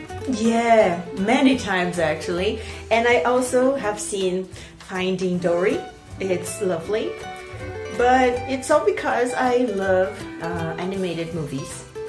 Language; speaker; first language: English; non-native, fluent; Portuguese